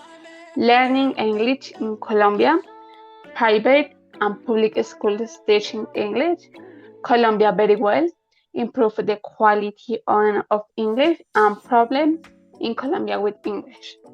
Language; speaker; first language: English; non-native, learner; Spanish